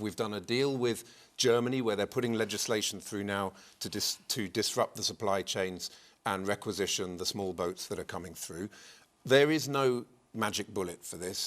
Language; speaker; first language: English; native; English